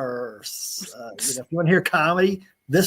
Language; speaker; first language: English; native; English